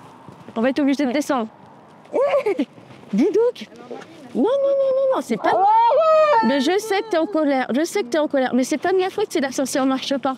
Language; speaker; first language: French; native; French